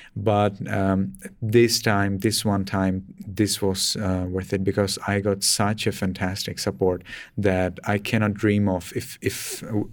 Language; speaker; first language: English; non-native, fluent; Czech